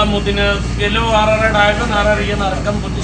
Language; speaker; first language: Bangla; non-native, local second language; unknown